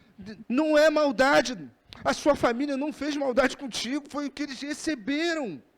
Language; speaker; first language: Portuguese; native; Portuguese